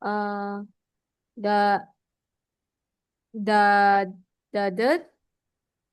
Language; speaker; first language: Korean; non-native, learner; Indonesian